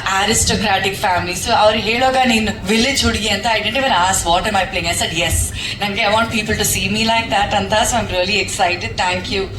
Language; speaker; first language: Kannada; non-native, local second language; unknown